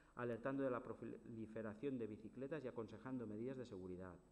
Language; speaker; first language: Spanish; non-native, local second language; Catalan